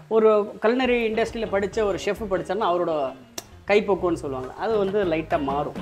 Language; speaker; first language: Tamil; native; Tamil